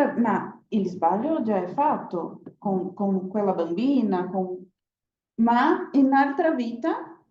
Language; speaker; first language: Italian; non-native, learner; Portuguese